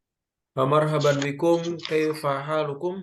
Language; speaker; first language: Arabic; non-native, fluent; Indonesian